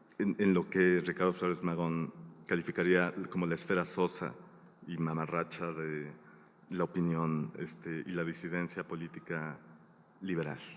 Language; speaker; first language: Spanish; native; Spanish